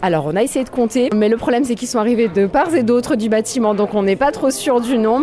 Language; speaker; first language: French; native; French